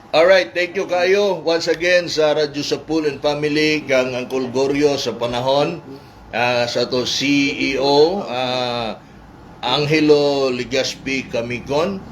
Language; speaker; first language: Cebuano; native; Cebuano